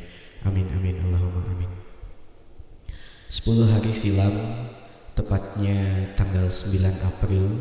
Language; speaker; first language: Indonesian; native; Indonesian